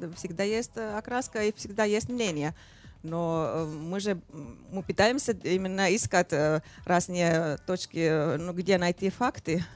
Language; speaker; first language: Russian; non-native, fluent; Finnish